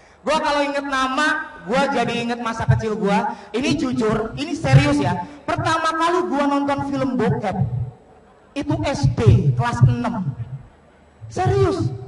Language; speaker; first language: Indonesian; native; Indonesian